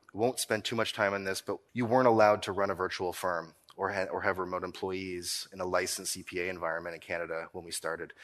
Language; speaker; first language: English; native; English